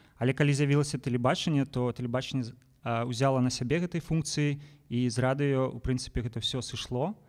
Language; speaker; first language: Belarusian; non-native, local second language; Russian